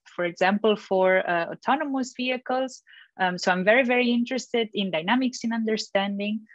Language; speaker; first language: English; non-native, fluent; Catalan